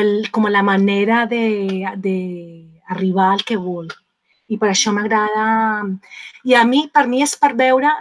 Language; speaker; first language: Catalan; non-native, fluent; Spanish